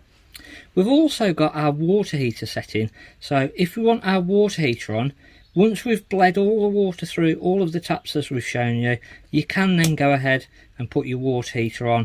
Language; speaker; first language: English; native; English